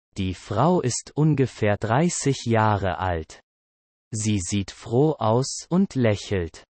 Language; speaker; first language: German; non-native, learner; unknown